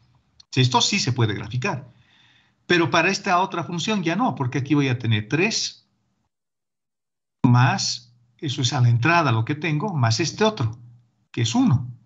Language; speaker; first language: Spanish; native; Spanish